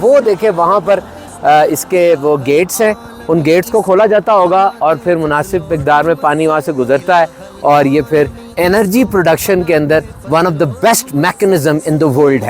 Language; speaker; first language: Urdu; native; Urdu